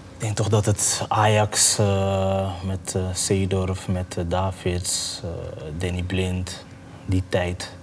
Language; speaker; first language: Dutch; early bilingual, other home language; Papiamento